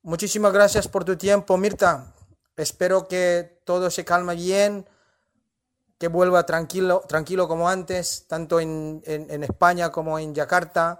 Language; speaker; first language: Spanish; non-native, fluent; Indonesian